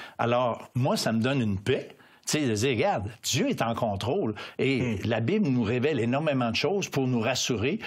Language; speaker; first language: French; native; French